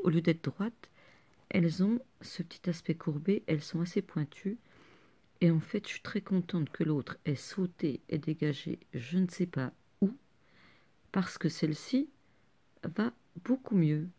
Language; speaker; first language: French; native; French